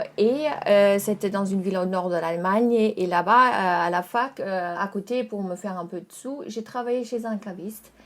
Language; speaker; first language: French; non-native, fluent; German